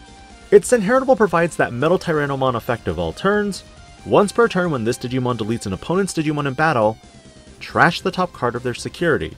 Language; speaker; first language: English; native; English